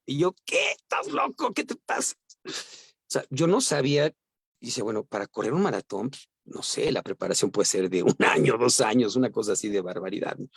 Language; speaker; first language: Spanish; native; Spanish